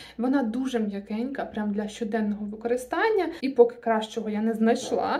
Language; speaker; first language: Ukrainian; non-native, local second language; Russian